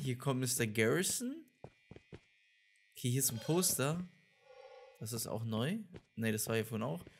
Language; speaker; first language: German; native; German